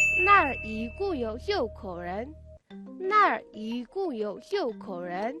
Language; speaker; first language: Chinese; non-native, fluent; Mongolian